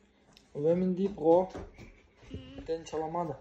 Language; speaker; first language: Danish; non-native, learner; Serbian